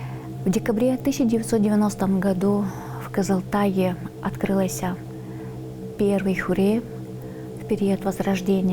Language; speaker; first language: Russian; non-native, local second language; Tuvinian